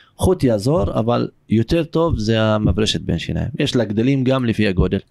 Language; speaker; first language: Hebrew; non-native, local second language; Arabic